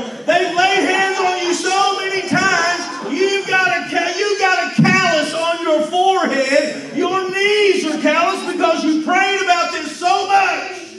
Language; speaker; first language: English; native; English